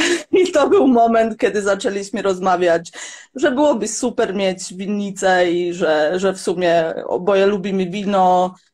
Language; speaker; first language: Polish; non-native, fluent; Croatian